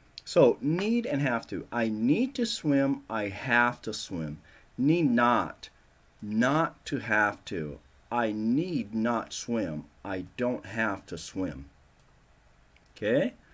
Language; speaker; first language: English; non-native, fluent; Portuguese